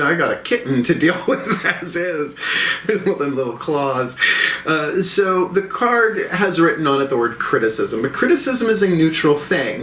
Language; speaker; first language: English; native; English